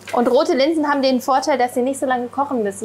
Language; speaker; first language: German; native; German